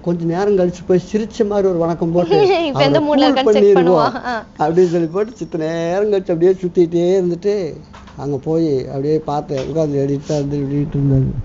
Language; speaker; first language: Tamil; native; Tamil